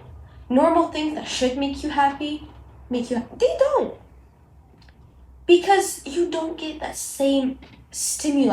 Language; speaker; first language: English; non-native, local second language; Arabic